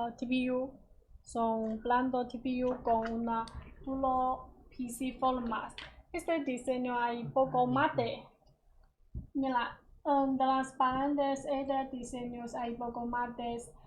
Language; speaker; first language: Spanish; non-native, learner; Chinese